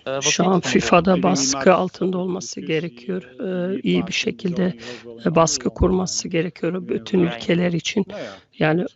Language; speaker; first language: Turkish; early bilingual, heritage; Turkish